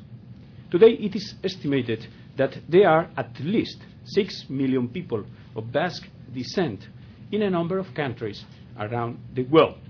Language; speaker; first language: English; non-native, fluent; Spanish